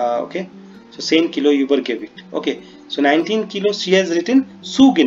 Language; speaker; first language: German; non-native, fluent; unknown